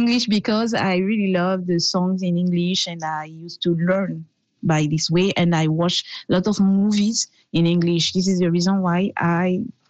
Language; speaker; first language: English; non-native, fluent; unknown